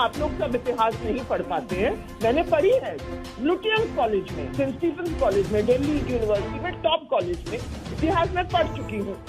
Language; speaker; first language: Hindi; non-native, local second language; English